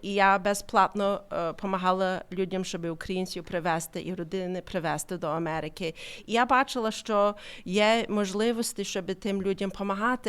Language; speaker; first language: Ukrainian; early bilingual, heritage; Ukrainian